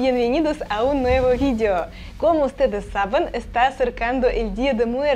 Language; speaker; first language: Spanish; non-native, fluent; Russian